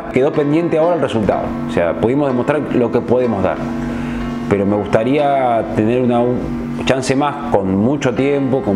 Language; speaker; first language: Spanish; native; Spanish